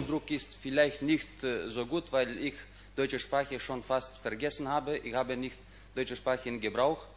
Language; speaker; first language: German; non-native, fluent; Ukrainian